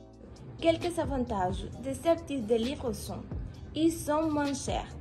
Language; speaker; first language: French; non-native, learner; Spanish